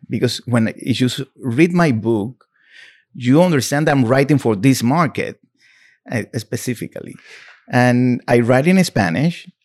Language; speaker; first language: English; non-native, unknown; Spanish